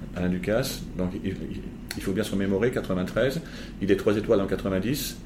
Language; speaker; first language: French; native; French